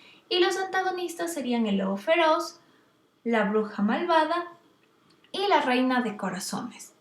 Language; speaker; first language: Spanish; native; Spanish